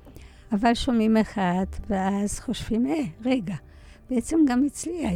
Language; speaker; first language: Hebrew; early bilingual, other home language; Polish